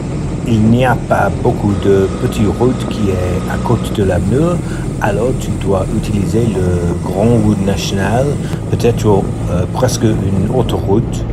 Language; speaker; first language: French; non-native, learner; English